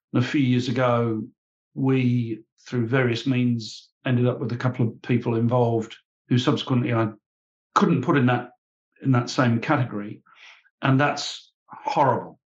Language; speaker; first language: English; native; English